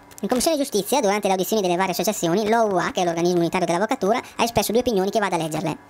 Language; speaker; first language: Italian; native; Italian